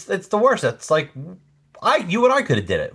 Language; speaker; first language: English; native; English